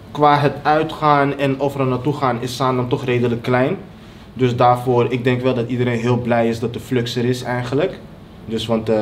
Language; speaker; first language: Dutch; early bilingual, other home language; Papiamento